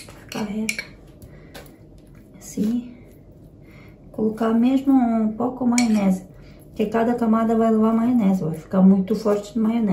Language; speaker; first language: Portuguese; non-native, learner; Ukrainian